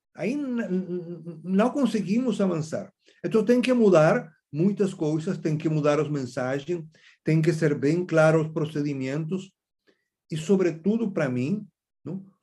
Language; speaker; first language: Portuguese; non-native, fluent; Spanish